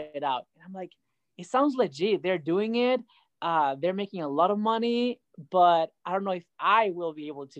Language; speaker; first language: English; non-native, fluent; Spanish